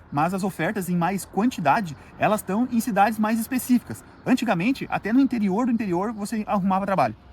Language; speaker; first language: Portuguese; native; Portuguese